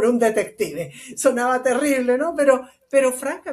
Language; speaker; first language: Spanish; native; Spanish